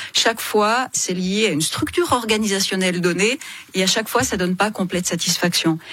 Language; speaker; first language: French; native; French